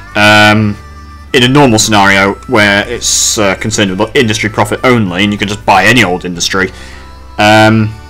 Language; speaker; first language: English; native; English